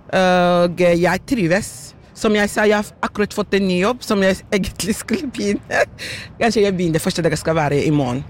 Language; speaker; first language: Norwegian; non-native, fluent; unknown